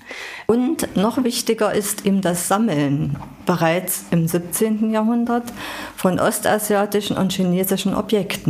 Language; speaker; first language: German; native; German